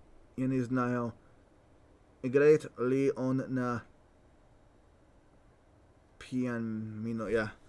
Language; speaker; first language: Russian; non-native, learner; English